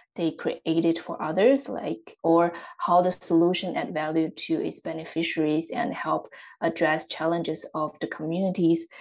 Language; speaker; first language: English; non-native, fluent; Chinese